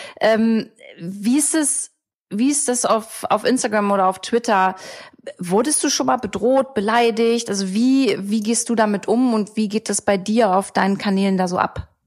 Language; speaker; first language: German; native; German